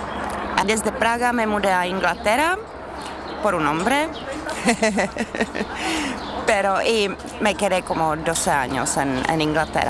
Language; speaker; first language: Spanish; non-native, fluent; Czech